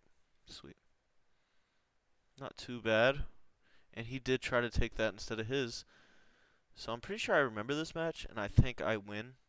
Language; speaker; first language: English; native; English